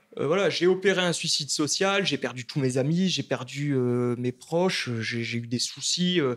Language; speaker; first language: French; native; French